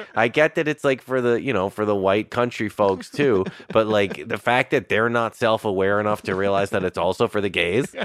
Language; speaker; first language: English; native; English